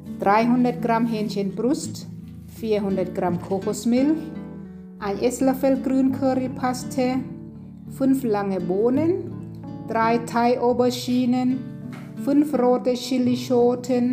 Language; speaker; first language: German; non-native, fluent; Thai